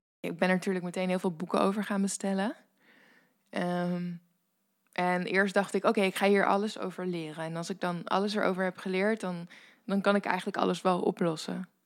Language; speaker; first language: Dutch; native; Dutch